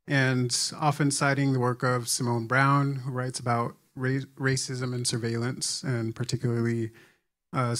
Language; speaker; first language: English; native; English